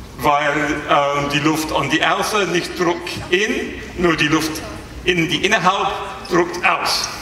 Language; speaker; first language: German; non-native, learner; English